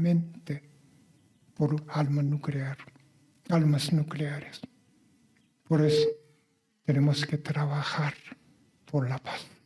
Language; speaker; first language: Spanish; non-native, fluent; Japanese